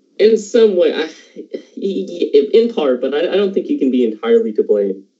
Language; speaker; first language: English; native; English